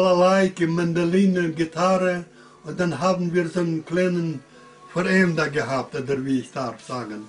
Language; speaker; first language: German; early bilingual, heritage; German